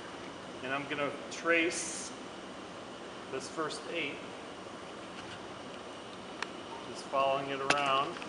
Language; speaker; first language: English; native; English